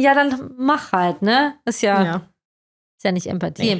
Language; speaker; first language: German; native; German